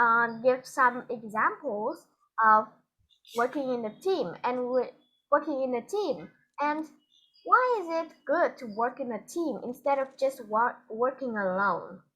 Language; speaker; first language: English; non-native, fluent; Vietnamese